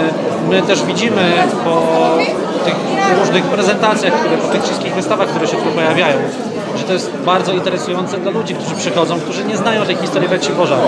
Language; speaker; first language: Polish; native; Polish